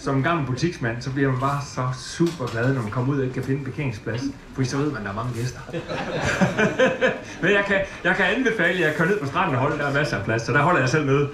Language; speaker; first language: Danish; native; Danish